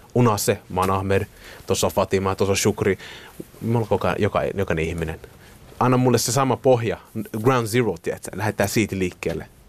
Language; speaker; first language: Finnish; early bilingual, other home language; Somali